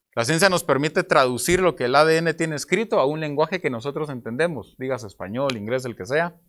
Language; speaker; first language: Spanish; native; Spanish